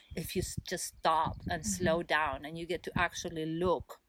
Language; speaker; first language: English; non-native, fluent; Spanish